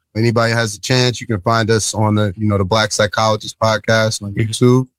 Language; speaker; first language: English; native; English